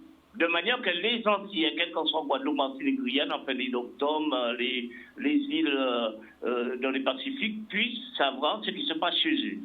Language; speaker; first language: French; native; French